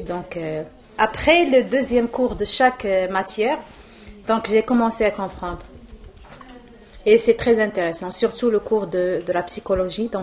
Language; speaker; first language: French; non-native, local second language; Arabic